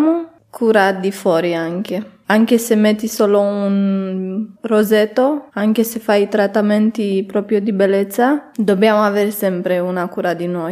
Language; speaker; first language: Italian; non-native, fluent; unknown